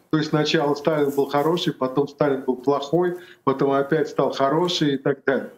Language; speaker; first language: Russian; native; Russian